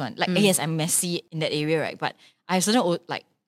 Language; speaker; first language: English; non-native, local second language; Chinese